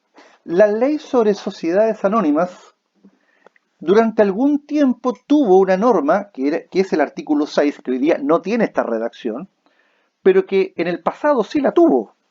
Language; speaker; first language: Spanish; native; Spanish